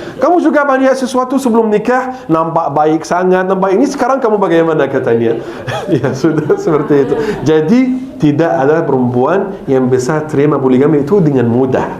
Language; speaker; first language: Malay; non-native, fluent; Arabic